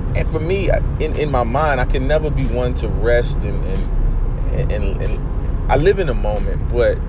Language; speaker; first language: English; native; English